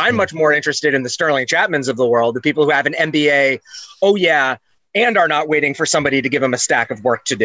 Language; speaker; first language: English; native; English